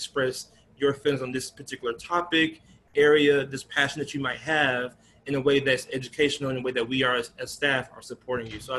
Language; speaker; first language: English; native; English